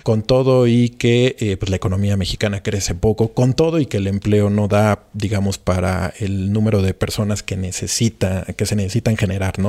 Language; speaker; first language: Spanish; native; Spanish